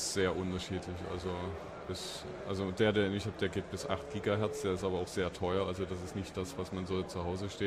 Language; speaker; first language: German; native; German